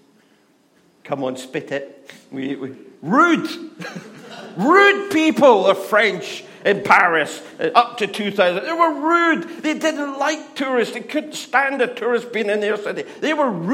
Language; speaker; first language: English; native; English